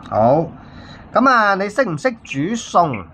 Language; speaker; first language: Cantonese; native; Cantonese